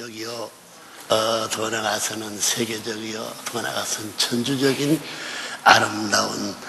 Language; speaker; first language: Korean; native; Korean